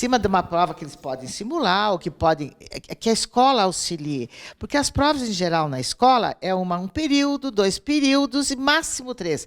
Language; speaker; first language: Portuguese; native; Portuguese